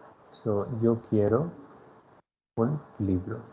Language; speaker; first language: Spanish; non-native, fluent; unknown